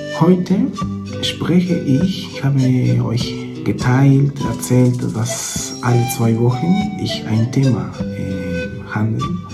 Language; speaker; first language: German; non-native, fluent; Spanish